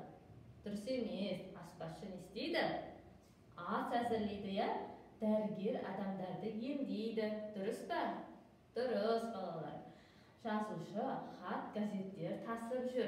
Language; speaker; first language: Kazakh; native; Kazakh